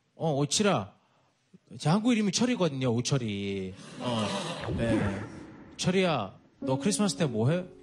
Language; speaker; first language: Korean; non-native, fluent; English